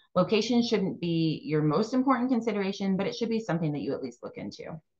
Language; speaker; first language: English; native; English